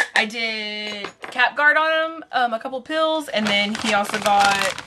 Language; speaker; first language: English; native; English